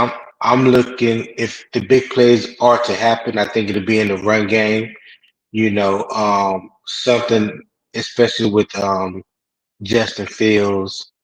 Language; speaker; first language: English; native; English